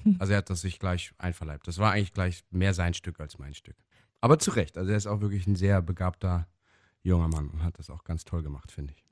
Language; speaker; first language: German; native; German